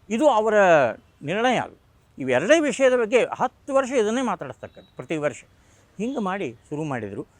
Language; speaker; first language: Kannada; non-native, local second language; Marathi